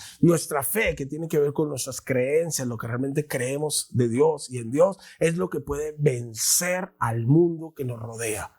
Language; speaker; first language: Spanish; native; Spanish